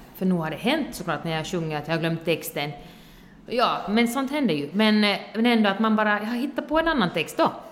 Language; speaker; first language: Swedish; native; Swedish